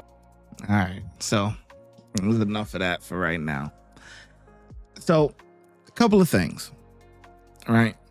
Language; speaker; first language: English; native; English